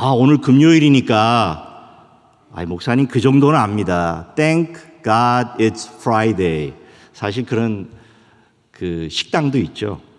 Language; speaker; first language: Korean; native; Korean